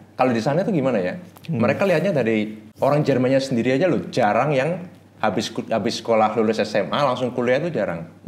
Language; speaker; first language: Indonesian; native; Indonesian